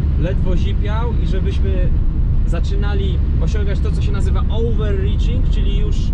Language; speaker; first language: Polish; native; Polish